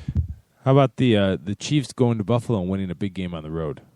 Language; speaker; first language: English; native; English